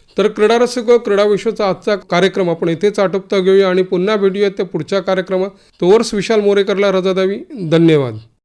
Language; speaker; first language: Marathi; native; Marathi